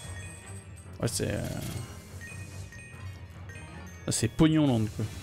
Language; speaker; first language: French; native; French